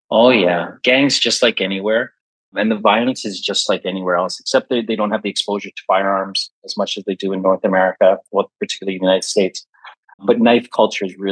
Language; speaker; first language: English; native; English